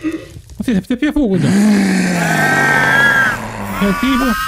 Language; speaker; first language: Italian; native; Italian